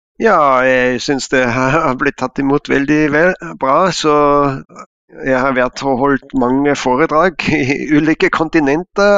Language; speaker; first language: Norwegian; non-native, fluent; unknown